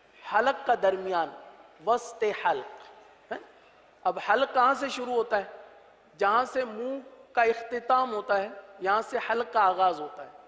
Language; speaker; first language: Urdu; native; Urdu